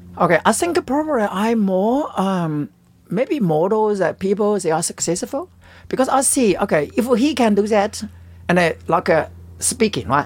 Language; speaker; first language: English; non-native, learner; Chinese